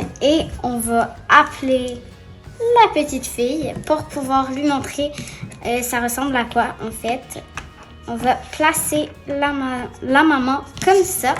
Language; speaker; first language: French; native; French